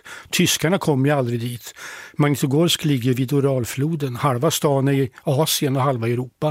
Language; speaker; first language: Swedish; native; Swedish